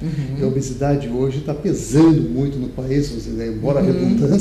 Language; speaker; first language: Portuguese; native; Portuguese